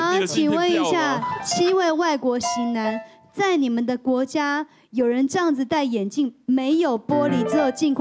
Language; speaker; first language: Chinese; native; Chinese